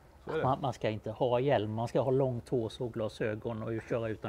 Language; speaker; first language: Swedish; native; Swedish